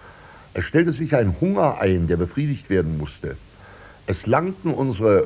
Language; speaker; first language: German; native; German